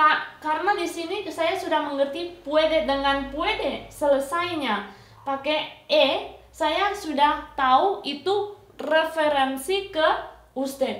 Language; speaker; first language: Indonesian; non-native, fluent; Spanish